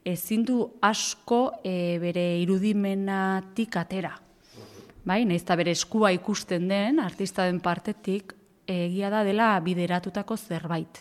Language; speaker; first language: Basque; native; Basque